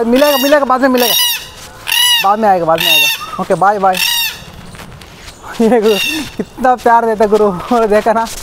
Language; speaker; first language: Hindi; non-native, local second language; Kannada